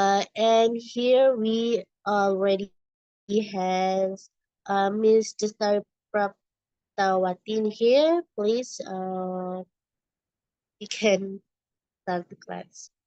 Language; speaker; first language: English; non-native, fluent; Indonesian